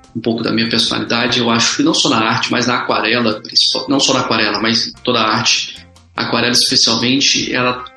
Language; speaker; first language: Portuguese; native; Portuguese